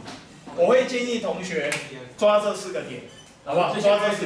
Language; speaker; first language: Chinese; native; Chinese